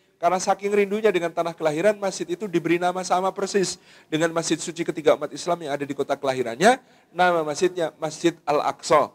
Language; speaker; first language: Indonesian; native; Indonesian